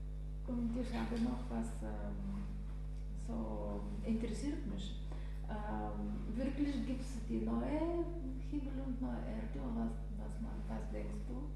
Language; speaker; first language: German; non-native, learner; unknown